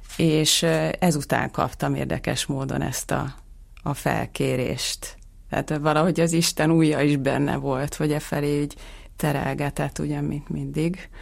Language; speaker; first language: Hungarian; native; Hungarian